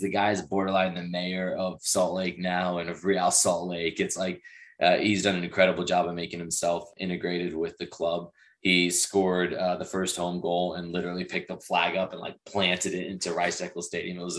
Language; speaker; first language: English; native; English